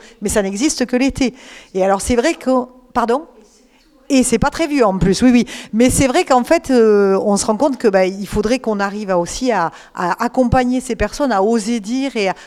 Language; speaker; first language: French; native; French